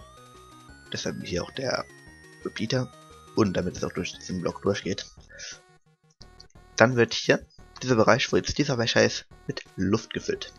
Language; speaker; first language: German; native; German